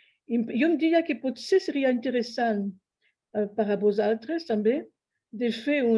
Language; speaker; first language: Catalan; non-native, fluent; French